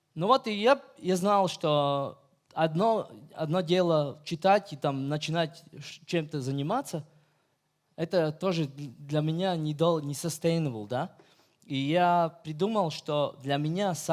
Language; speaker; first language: Russian; non-native, fluent; Latvian